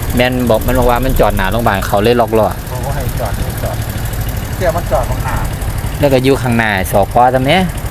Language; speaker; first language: Thai; native; Thai